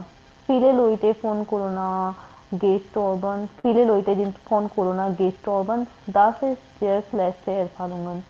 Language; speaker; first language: German; non-native, learner; Hindi